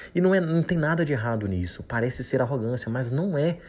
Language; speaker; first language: Portuguese; native; Portuguese